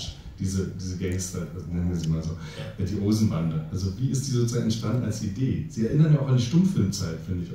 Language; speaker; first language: German; native; German